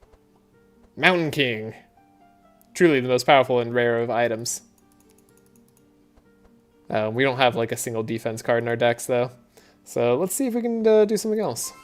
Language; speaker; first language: English; native; English